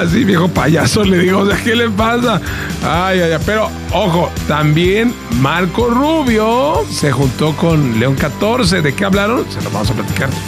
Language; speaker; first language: Spanish; native; Spanish